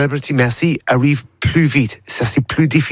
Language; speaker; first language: French; non-native, learner; English